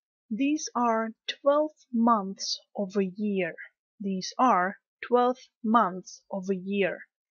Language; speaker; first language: English; non-native, fluent; Czech